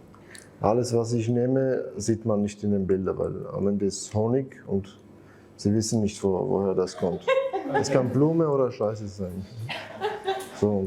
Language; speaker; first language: German; non-native, fluent; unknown